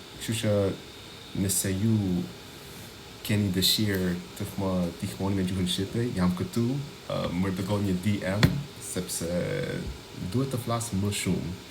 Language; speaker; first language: Albanian; non-native, learner; English